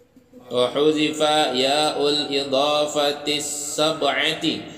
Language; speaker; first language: Arabic; non-native, fluent; Indonesian